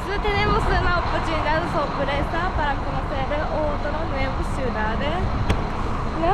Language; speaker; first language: Spanish; non-native, fluent; Japanese